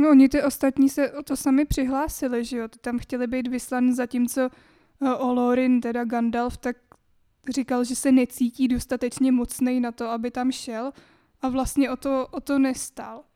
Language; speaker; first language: Czech; native; Czech